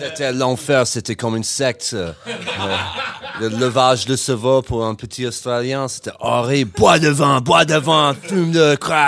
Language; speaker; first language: French; non-native, learner; English